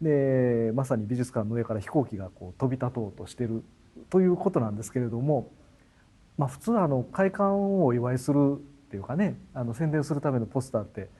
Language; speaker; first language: Japanese; native; Japanese